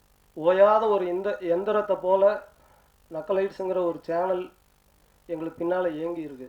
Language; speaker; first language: Tamil; native; Tamil